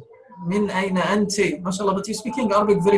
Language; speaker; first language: Arabic; non-native, fluent; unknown